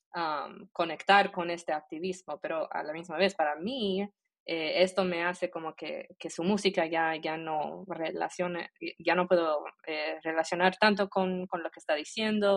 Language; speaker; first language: Spanish; early bilingual, heritage; Spanish